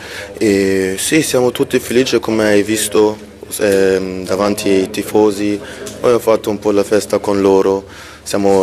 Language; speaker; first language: Italian; non-native, fluent; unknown